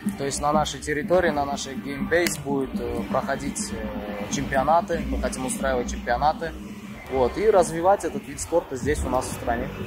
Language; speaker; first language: Russian; non-native, local second language; Uzbek